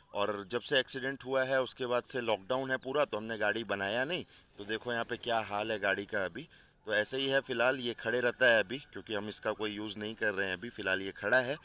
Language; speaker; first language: Hindi; non-native, local second language; Odia